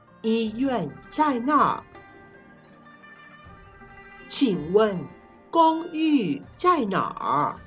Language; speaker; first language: Chinese; non-native, fluent; Thai